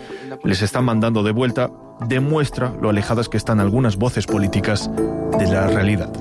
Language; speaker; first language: Spanish; native; Spanish